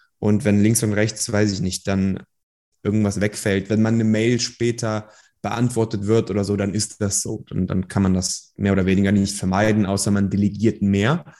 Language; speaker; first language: German; early bilingual, other home language; Persian